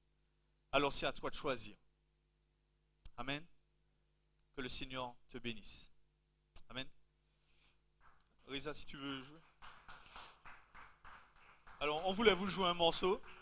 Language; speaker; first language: French; native; French